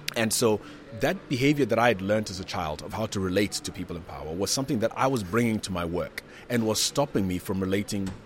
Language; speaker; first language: English; non-native, local second language; Shona